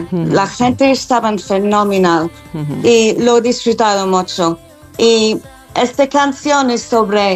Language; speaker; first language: Spanish; non-native, learner; English